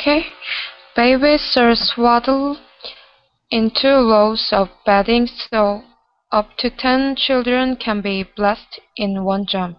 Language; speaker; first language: English; non-native, learner; Korean